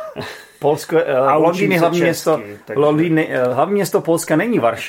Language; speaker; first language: Czech; native; Czech